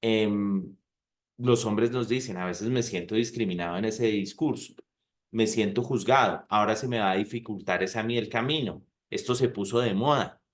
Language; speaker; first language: Spanish; native; Spanish